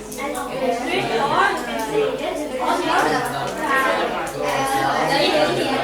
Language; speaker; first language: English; non-native, fluent; Indonesian